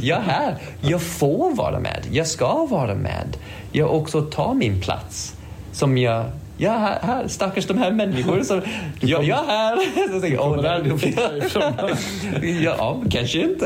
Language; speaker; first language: Swedish; non-native, fluent; English